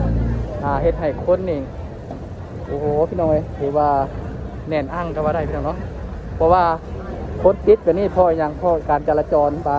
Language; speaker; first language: Thai; non-native, local second language; Lao